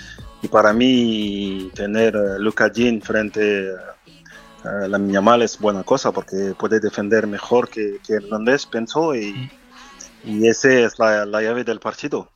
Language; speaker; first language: Spanish; non-native, fluent; French